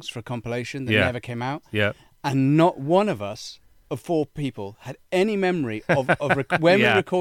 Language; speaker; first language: English; native; English